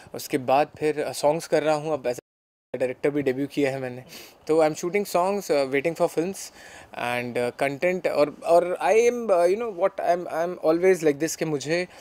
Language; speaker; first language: Hindi; native; Hindi